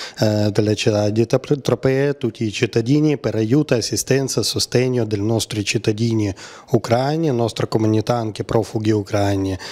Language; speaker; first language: Italian; non-native, learner; Ukrainian